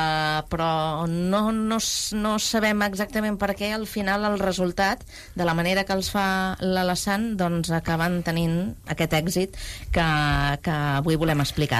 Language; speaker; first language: Catalan; native; Catalan